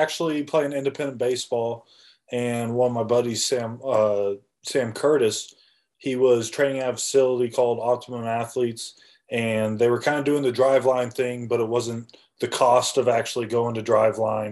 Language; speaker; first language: English; native; English